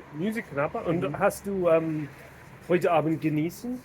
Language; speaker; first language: German; non-native, learner; English